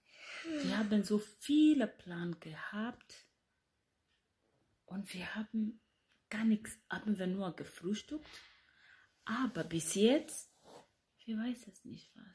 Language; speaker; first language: German; non-native, fluent; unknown